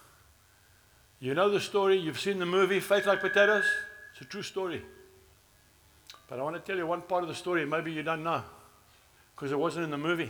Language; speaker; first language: English; native; English